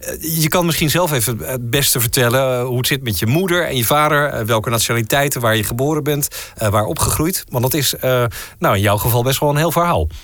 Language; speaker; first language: Dutch; native; Dutch